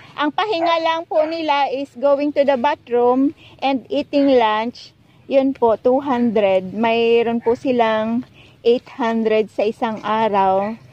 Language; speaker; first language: Filipino; non-native, local second language; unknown